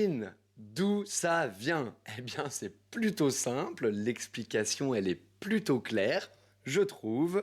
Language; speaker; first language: French; native; French